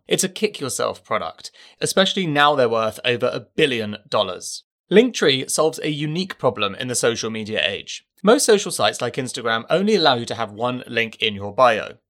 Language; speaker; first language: English; native; English